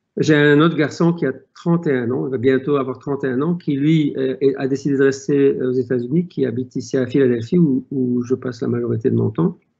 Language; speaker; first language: French; non-native, local second language; Arabic